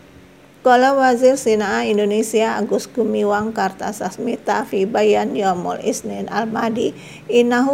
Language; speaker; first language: Arabic; non-native, fluent; Indonesian